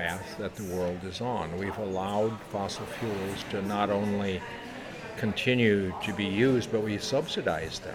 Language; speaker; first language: English; native; English